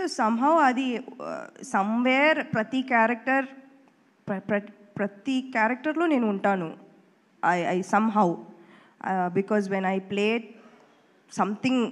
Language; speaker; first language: Telugu; non-native, fluent; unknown